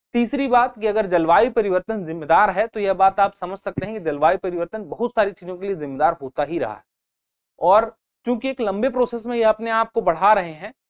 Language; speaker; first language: Hindi; native; Hindi